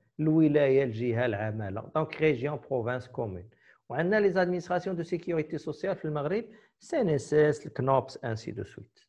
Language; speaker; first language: French; non-native, local second language; Arabic